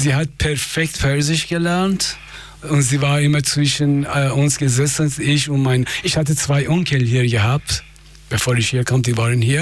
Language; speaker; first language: German; non-native, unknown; Persian